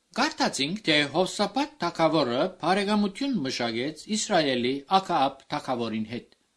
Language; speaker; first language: Armenian; native; Armenian